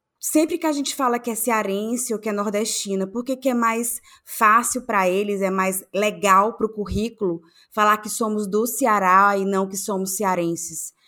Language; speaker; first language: Portuguese; native; Portuguese